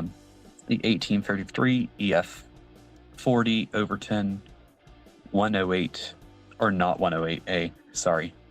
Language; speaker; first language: English; native; English